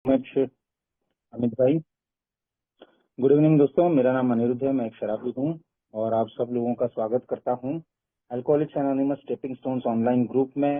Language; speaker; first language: Hindi; native; Hindi